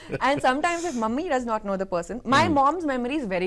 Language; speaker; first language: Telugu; non-native, fluent; Hindi